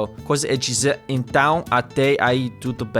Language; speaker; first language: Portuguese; non-native, learner; English